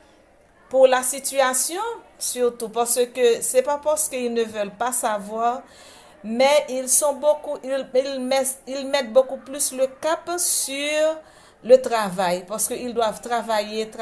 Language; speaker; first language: French; non-native, local second language; Haitian Creole